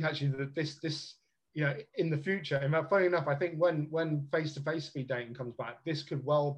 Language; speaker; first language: English; native; English